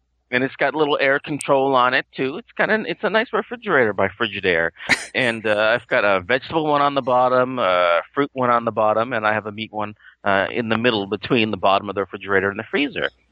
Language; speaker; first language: English; native; English